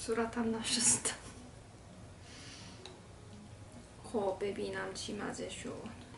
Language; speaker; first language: Persian; non-native, learner; Korean